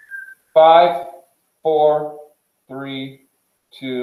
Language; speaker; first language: English; native; English